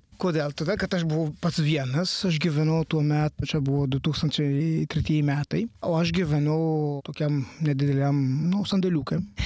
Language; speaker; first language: Lithuanian; non-native, fluent; Italian